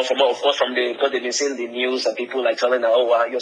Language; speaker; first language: English; non-native, local second language; Yoruba